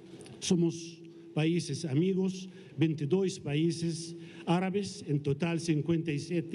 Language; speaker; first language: Portuguese; non-native, fluent; Arabic